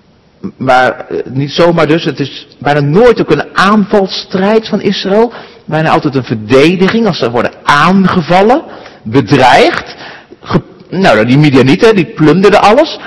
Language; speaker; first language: Dutch; native; Dutch